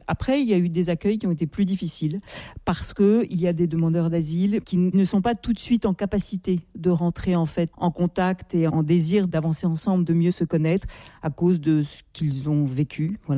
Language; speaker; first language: French; native; French